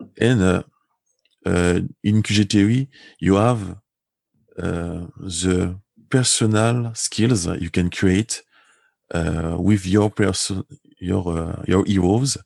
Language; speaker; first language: English; non-native, learner; French